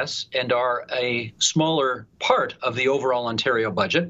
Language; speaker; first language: English; native; English